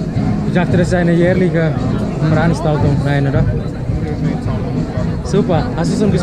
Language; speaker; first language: German; non-native, fluent; Indonesian